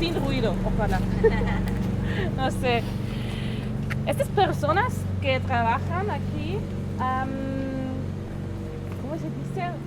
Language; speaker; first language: Spanish; non-native, learner; German